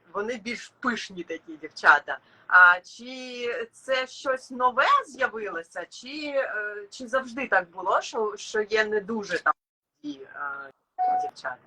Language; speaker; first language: Ukrainian; native; Ukrainian